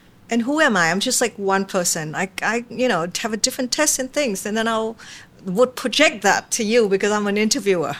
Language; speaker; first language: English; non-native, fluent; Vietnamese